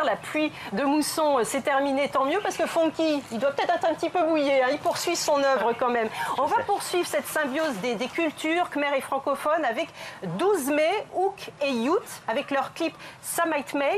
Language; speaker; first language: French; native; French